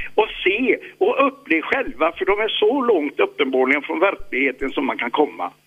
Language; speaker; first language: Swedish; native; Swedish